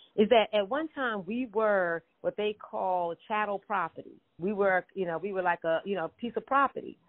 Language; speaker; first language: English; native; English